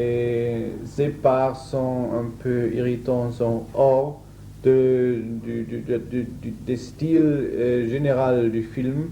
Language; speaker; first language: French; non-native, fluent; German